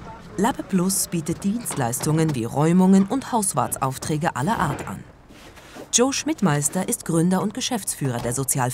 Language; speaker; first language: German; native; German